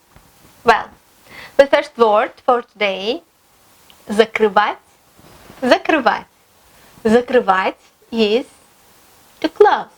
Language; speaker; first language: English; non-native, fluent; Russian